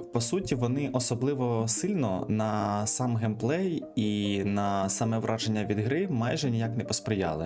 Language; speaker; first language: Ukrainian; native; Ukrainian